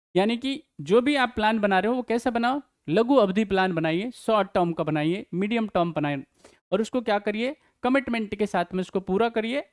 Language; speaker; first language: Hindi; native; Hindi